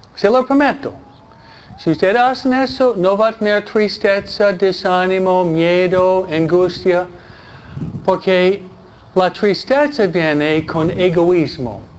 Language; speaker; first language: Spanish; non-native, fluent; English